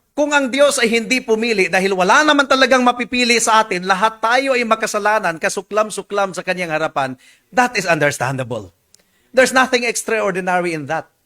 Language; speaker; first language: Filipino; non-native, local second language; Cebuano